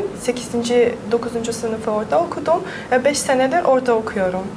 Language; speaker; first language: Turkish; non-native, fluent; Russian